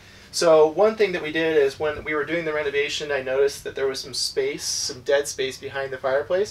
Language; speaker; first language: English; native; English